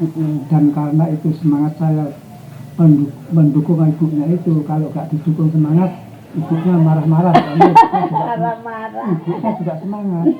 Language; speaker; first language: Indonesian; non-native, local second language; Javanese